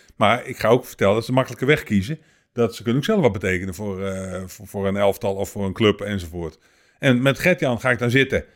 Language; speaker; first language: Dutch; native; Dutch